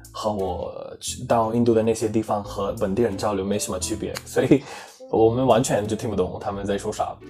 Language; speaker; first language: Chinese; non-native, fluent; Hindi